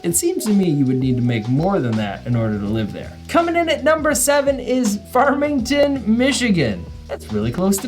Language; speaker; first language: English; native; English